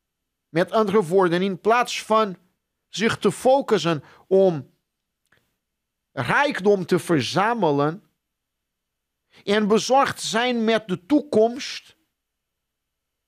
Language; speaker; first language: Dutch; non-native, fluent; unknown